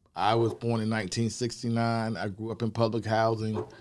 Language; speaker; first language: English; native; English